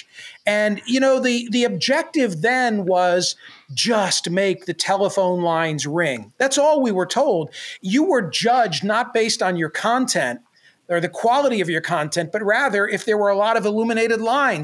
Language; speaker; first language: English; native; English